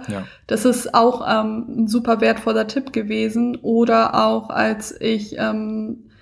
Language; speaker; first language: German; early bilingual, other home language; Persian